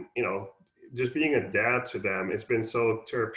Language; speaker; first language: English; non-native, fluent; Dutch